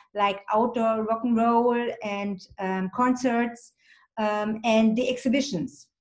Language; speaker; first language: English; non-native, fluent; German